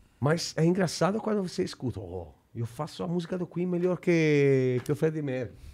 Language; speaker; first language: Portuguese; non-native, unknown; Italian